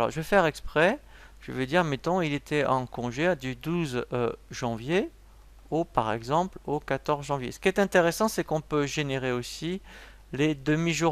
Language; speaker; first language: French; native; French